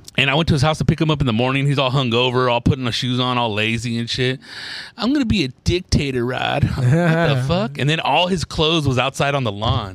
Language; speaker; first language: English; early bilingual, other home language; Spanish